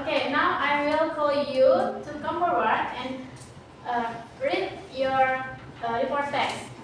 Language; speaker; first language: English; non-native, learner; Indonesian